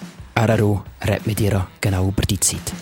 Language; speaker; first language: German; native; German